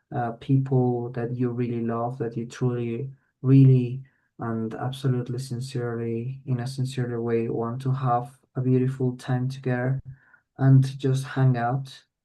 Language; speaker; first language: English; non-native, fluent; Spanish